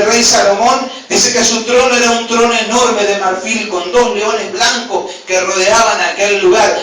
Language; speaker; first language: Spanish; native; Spanish